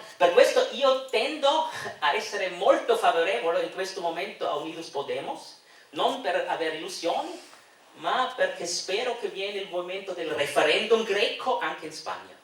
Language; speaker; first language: Italian; non-native, fluent; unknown